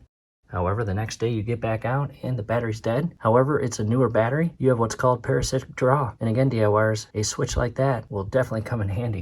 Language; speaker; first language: English; native; English